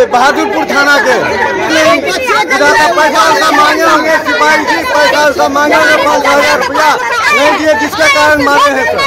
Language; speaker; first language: Hindi; native; Hindi